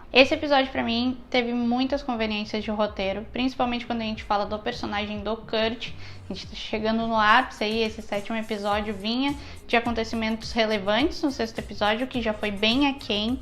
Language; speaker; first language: Portuguese; native; Portuguese